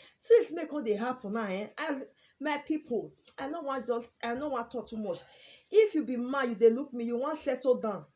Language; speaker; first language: Nigerian Pidgin; native; Nigerian Pidgin